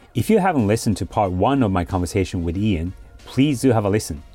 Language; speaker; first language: English; early bilingual, other home language; Japanese